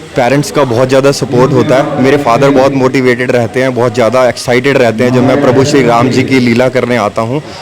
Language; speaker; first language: Hindi; native; Hindi